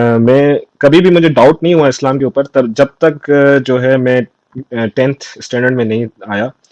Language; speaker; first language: Urdu; non-native, local second language; Sindhi